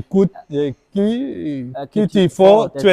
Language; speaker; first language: English; non-native, learner; French